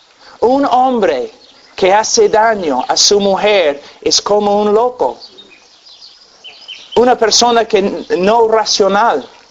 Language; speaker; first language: Spanish; non-native, fluent; English